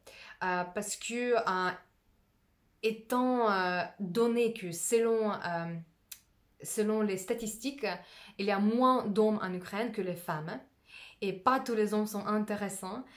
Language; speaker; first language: French; non-native, fluent; Russian